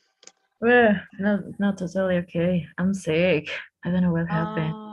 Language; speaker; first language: English; non-native, learner; Spanish